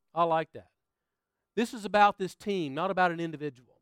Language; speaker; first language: English; native; English